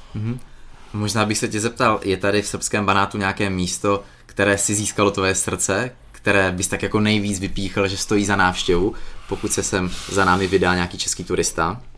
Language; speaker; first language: Czech; native; Czech